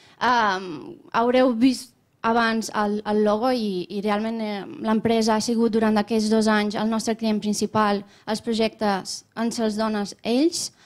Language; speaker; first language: Catalan; non-native, fluent; Romanian